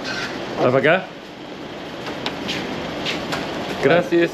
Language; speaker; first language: Spanish; non-native, learner; English